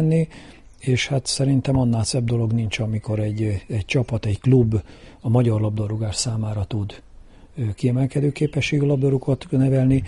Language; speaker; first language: Hungarian; native; Hungarian